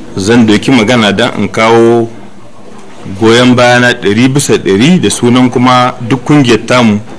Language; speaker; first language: Hausa; native; Hausa